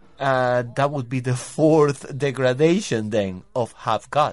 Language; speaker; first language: English; non-native, fluent; Spanish